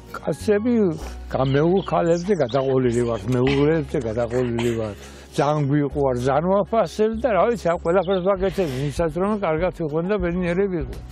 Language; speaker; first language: Georgian; native; Georgian